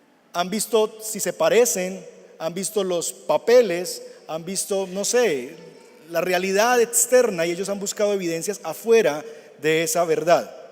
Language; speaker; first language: Spanish; native; Spanish